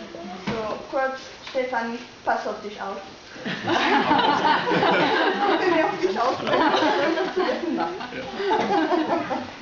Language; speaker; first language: German; non-native, fluent; French